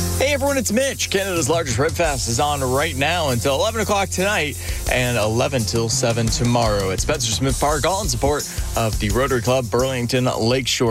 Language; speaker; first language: English; native; English